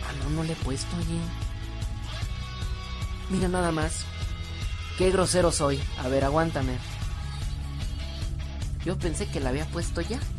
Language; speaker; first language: Spanish; native; Spanish